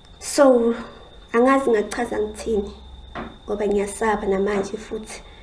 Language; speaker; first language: Zulu; native; Zulu